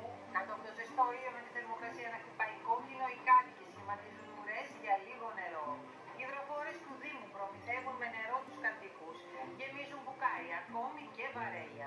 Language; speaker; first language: Greek; native; Greek